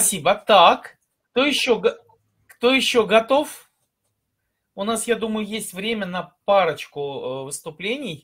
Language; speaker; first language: Russian; native; Russian